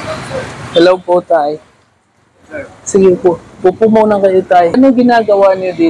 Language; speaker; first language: Filipino; non-native, learner; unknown